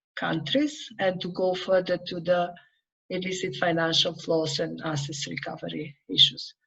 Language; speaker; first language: English; non-native, fluent; Macedonian